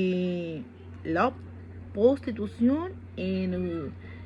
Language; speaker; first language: French; non-native, learner; Spanish